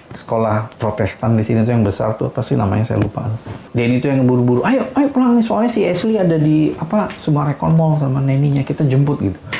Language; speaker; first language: Indonesian; native; Indonesian